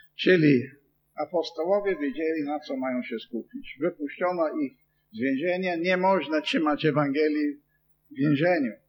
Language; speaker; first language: Polish; non-native, fluent; English